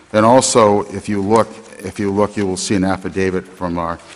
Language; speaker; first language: English; native; English